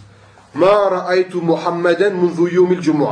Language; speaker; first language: Arabic; non-native, fluent; French